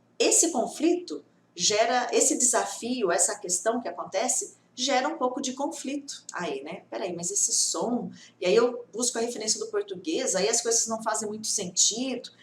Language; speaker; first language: Portuguese; native; Portuguese